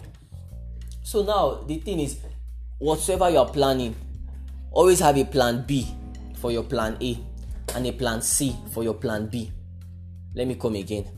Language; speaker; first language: English; non-native, local second language; Igbo